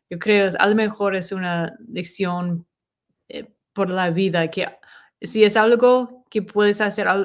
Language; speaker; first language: Spanish; non-native, learner; English